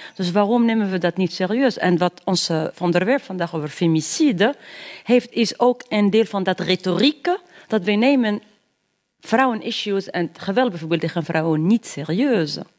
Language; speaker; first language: Dutch; non-native, fluent; Arabic